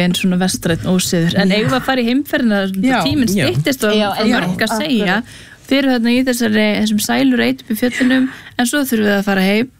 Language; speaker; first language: Icelandic; native; Icelandic